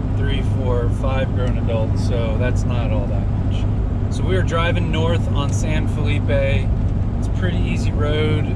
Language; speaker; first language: English; native; English